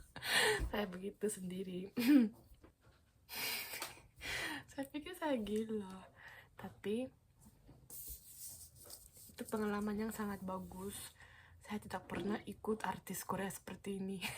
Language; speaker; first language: Indonesian; non-native, fluent; Korean